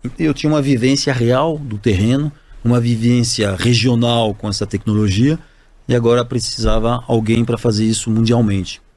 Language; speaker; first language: Portuguese; non-native, fluent; French